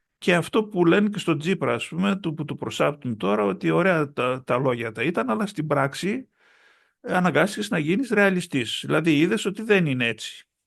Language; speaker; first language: Greek; early bilingual, heritage; Greek